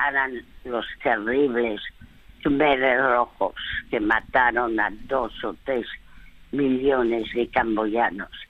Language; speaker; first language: Spanish; early bilingual, other home language; French